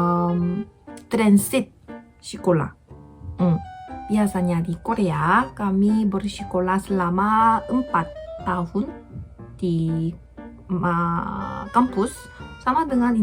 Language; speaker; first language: Indonesian; non-native, fluent; Korean